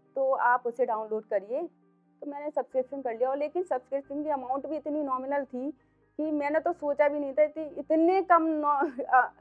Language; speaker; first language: Hindi; native; Hindi